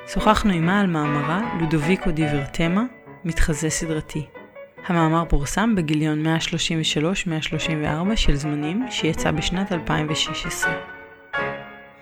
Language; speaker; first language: Hebrew; native; Hebrew